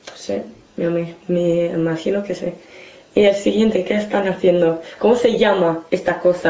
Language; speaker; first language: Spanish; non-native, fluent; English